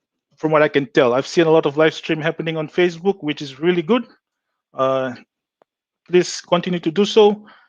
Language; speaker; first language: English; non-native, local second language; Fijian